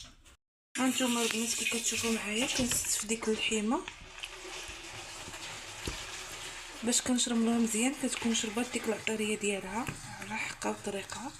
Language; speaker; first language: Arabic; native; Arabic